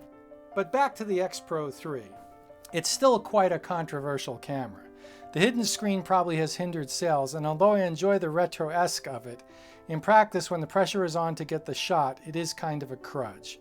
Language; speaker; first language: English; native; English